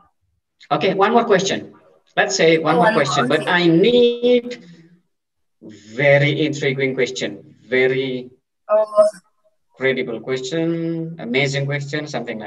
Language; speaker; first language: English; non-native, fluent; Indonesian